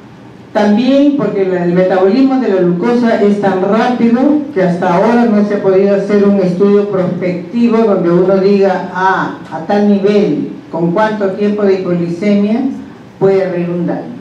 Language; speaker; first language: Spanish; native; Spanish